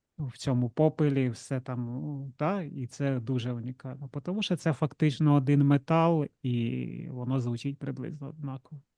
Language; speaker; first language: Ukrainian; non-native, local second language; Russian